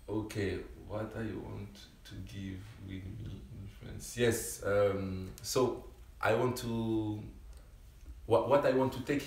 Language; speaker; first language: English; non-native, learner; French